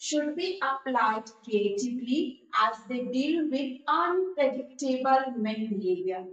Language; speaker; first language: English; non-native, local second language; Hindi